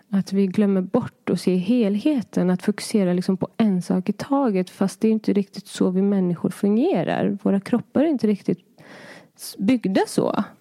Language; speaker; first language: Swedish; early bilingual, other home language; Persian